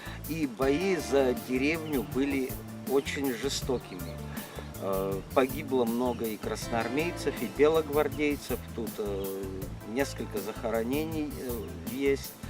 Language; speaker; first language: Russian; native; Russian